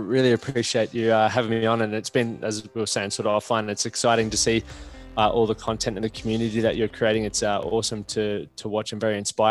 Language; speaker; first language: English; native; English